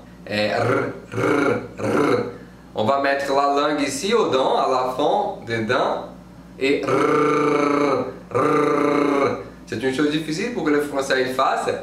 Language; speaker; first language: French; non-native, fluent; Portuguese